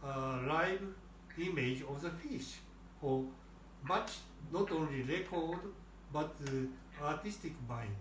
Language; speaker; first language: English; non-native, learner; Japanese